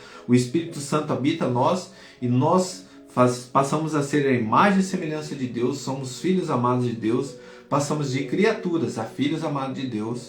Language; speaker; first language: Portuguese; native; Portuguese